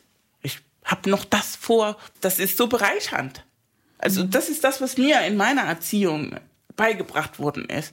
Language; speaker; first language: German; non-native, fluent; Spanish